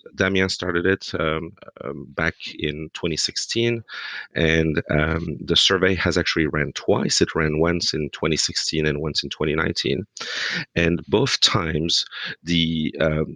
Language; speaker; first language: English; non-native, fluent; French